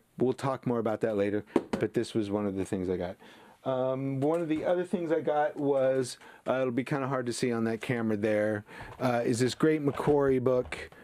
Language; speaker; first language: English; native; English